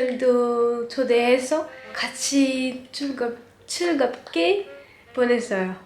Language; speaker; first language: Korean; non-native, fluent; French